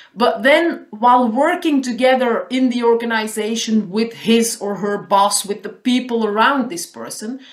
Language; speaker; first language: English; non-native, fluent; Dutch